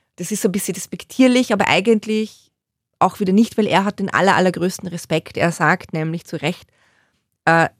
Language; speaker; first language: German; native; German